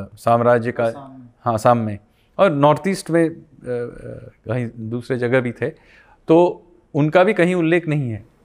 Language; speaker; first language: Hindi; non-native, local second language; Bangla